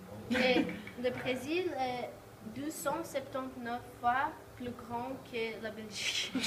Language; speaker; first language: French; non-native, learner; Portuguese